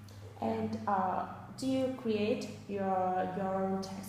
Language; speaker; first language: English; non-native, fluent; Vietnamese